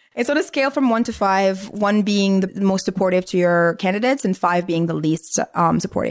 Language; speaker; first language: English; non-native, fluent; Arabic